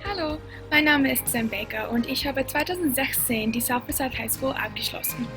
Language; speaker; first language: German; non-native, fluent; English